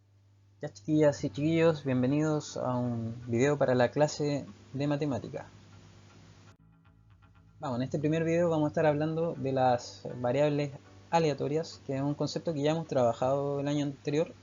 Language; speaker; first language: Spanish; native; Spanish